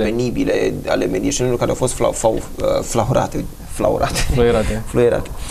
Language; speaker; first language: Romanian; native; Romanian